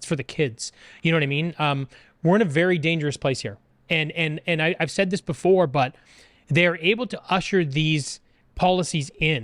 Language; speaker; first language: English; native; English